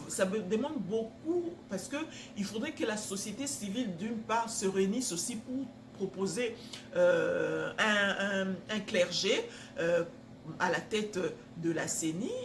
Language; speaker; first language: French; non-native, local second language; Lingala